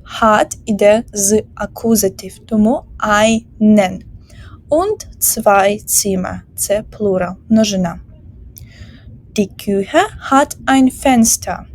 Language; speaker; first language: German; non-native, fluent; Ukrainian